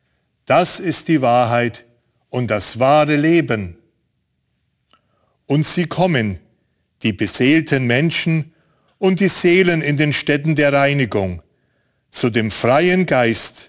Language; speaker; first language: German; native; German